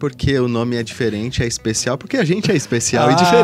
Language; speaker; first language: Portuguese; native; Portuguese